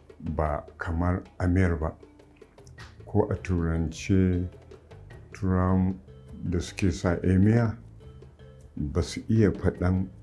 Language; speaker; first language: Hausa; native; Hausa